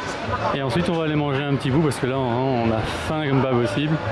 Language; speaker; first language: French; native; French